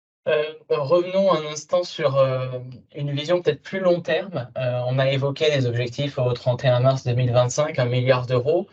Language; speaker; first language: French; native; French